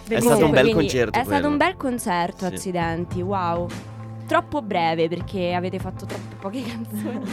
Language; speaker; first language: Italian; native; Italian